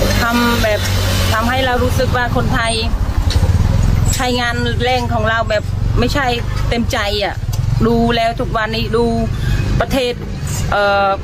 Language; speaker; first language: Thai; non-native, fluent; Khmer